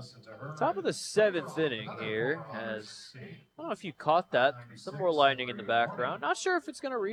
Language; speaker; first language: English; native; English